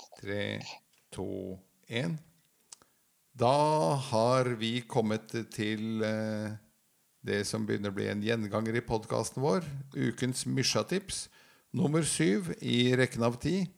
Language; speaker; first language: Norwegian; native; Norwegian